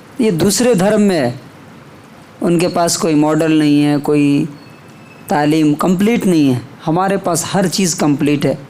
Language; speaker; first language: Urdu; native; Urdu